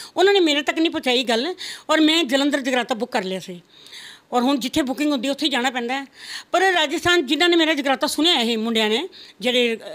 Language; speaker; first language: Punjabi; non-native, local second language; Rajasthani